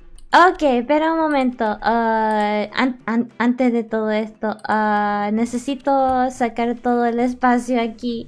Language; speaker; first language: Spanish; early bilingual, heritage; Spanish